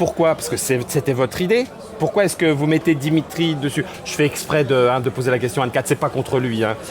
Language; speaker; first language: French; native; French